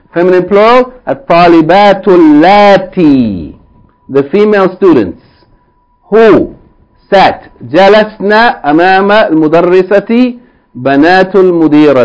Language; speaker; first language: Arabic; non-native, fluent; English